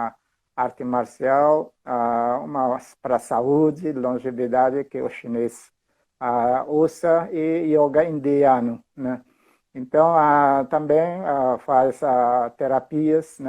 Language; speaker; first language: Portuguese; non-native, fluent; Filipino